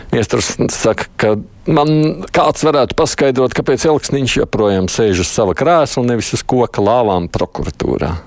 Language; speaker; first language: Latvian; native; Latvian